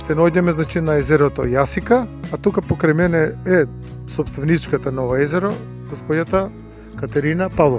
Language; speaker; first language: Macedonian; native; Macedonian